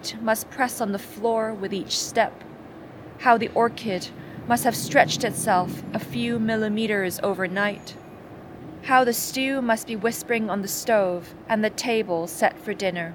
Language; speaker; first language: English; non-native, local second language; Cantonese